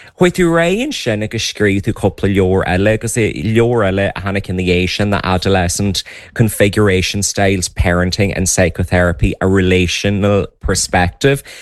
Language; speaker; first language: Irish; native; Irish